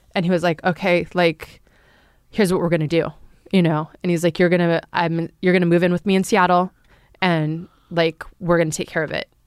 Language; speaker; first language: English; native; English